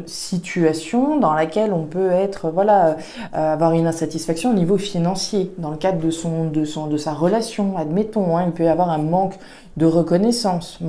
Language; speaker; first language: French; native; French